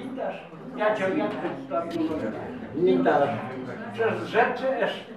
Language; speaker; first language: Polish; native; Polish